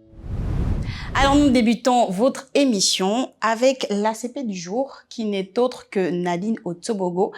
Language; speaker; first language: French; native; French